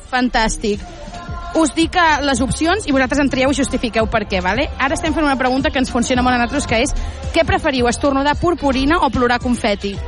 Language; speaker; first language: Catalan; native; Catalan